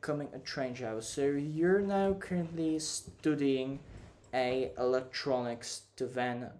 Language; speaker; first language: English; non-native, fluent; Czech